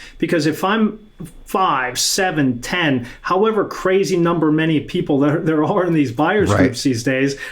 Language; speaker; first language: English; native; English